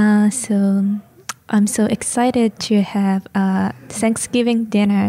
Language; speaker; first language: English; non-native, learner; Japanese